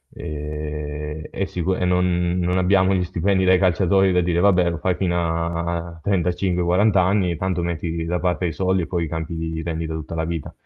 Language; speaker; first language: Italian; native; Italian